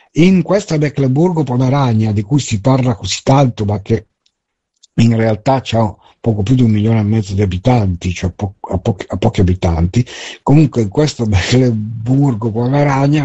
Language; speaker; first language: Italian; native; Italian